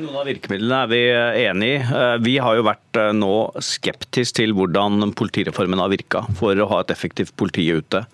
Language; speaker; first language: Norwegian; native; Norwegian